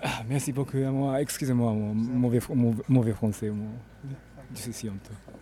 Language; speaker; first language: French; non-native, learner; Japanese